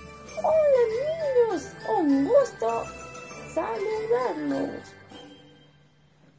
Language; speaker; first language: Spanish; native; Spanish